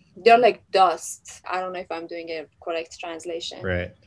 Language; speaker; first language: English; non-native, fluent; Persian